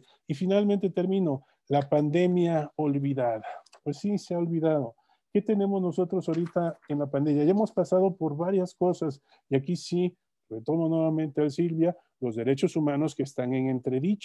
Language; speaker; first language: Spanish; native; Spanish